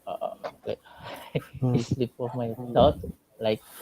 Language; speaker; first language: English; non-native, learner; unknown